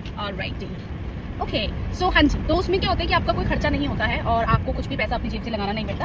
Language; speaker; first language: Hindi; native; Hindi